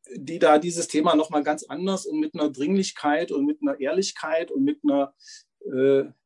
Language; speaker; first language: German; native; German